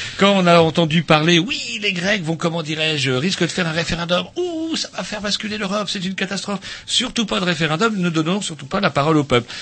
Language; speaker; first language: French; native; French